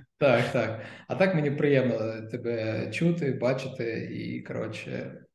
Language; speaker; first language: Ukrainian; non-native, local second language; Russian